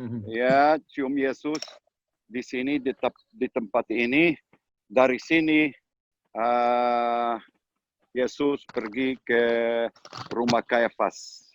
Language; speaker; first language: Indonesian; non-native, learner; Hebrew